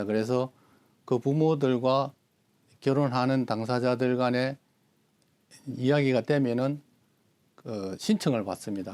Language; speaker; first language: Korean; native; Korean